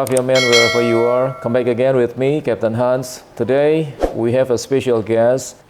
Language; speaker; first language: English; non-native, learner; Indonesian